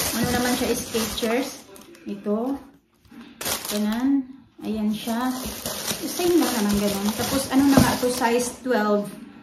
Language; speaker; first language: Filipino; non-native, local second language; Waray